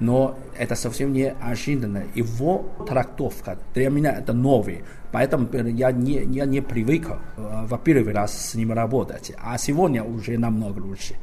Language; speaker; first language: Russian; non-native, learner; Chinese